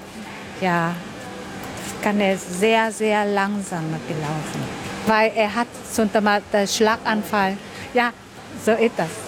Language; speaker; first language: German; non-native, learner; Vietnamese